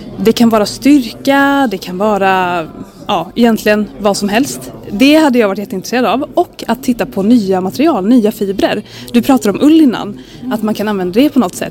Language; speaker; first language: Swedish; native; Swedish